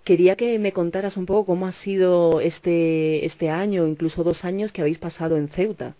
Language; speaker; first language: Spanish; native; Spanish